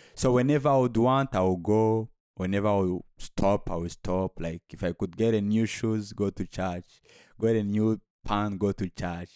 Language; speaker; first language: English; non-native, local second language; Kinyarwanda